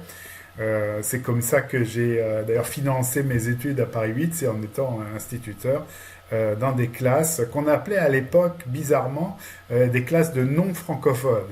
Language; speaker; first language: French; native; French